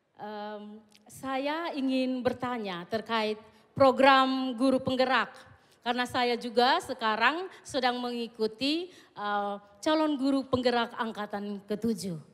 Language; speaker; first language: Indonesian; native; Indonesian